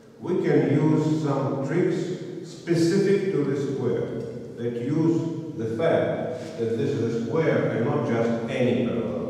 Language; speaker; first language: English; non-native, fluent; Russian